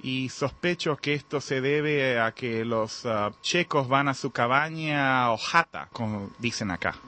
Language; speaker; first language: Spanish; native; Spanish